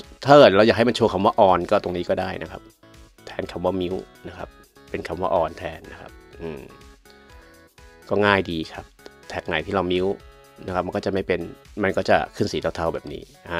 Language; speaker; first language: Thai; native; Thai